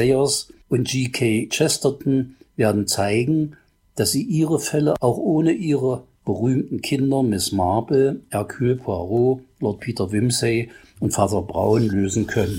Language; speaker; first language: German; native; German